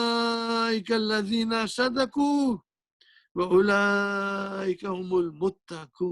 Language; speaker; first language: Arabic; non-native, fluent; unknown